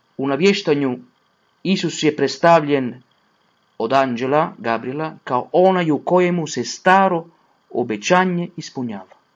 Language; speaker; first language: Croatian; non-native, fluent; Italian